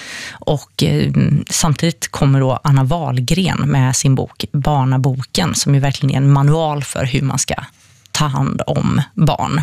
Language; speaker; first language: Swedish; native; Swedish